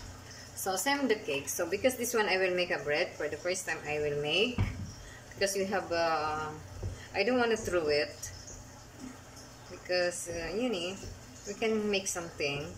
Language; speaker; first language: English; non-native, local second language; Filipino